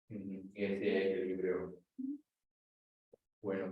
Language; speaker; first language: Spanish; non-native, fluent; English